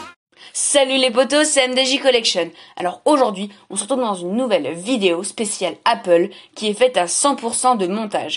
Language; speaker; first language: French; native; French